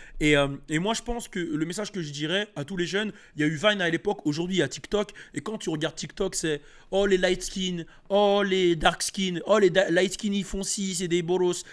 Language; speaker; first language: French; early bilingual, other home language; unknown